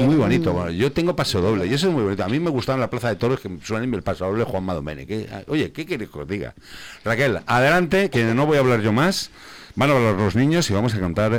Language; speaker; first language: Spanish; native; Spanish